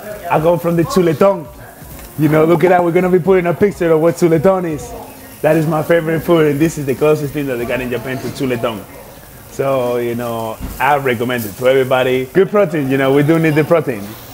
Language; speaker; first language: English; non-native, fluent; Spanish